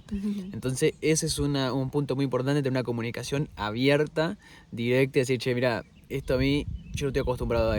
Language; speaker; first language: Spanish; native; Spanish